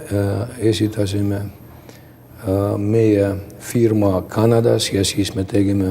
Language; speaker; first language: Estonian; non-native, local second language; Russian